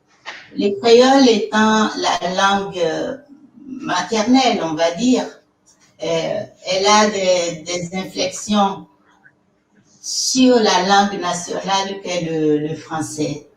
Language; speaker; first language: French; non-native, local second language; Fon